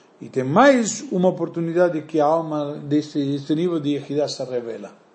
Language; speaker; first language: Portuguese; non-native, fluent; Spanish